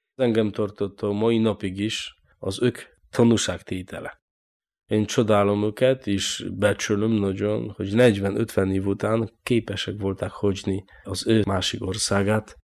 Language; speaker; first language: Hungarian; non-native, learner; Polish